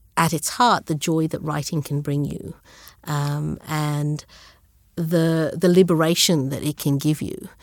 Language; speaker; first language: English; early bilingual, other home language; Sinhala